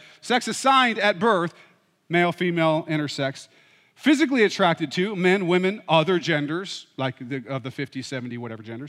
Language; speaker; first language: English; native; English